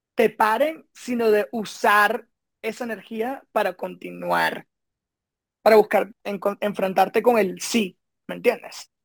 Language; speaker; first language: Spanish; native; Spanish